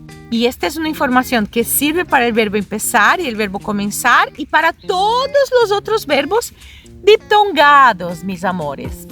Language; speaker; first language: Spanish; non-native, fluent; Portuguese